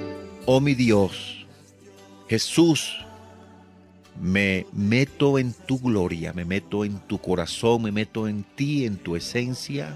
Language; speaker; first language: Spanish; native; Spanish